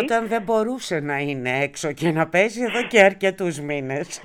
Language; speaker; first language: Greek; native; Greek